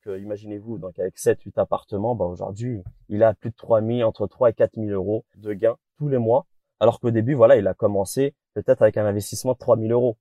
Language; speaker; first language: French; native; French